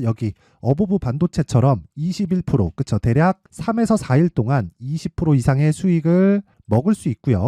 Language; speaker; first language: Korean; native; Korean